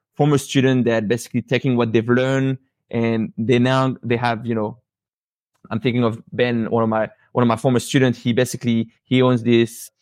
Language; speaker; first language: English; non-native, fluent; French